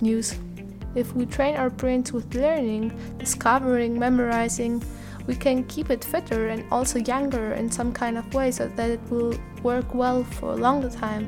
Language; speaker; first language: English; non-native, fluent; Italian